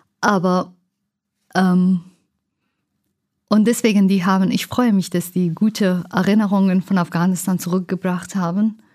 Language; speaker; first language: German; non-native, learner; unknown